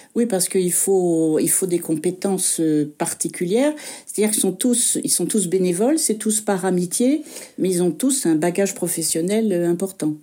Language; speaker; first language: French; native; French